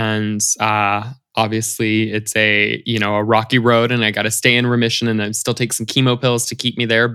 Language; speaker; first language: English; native; English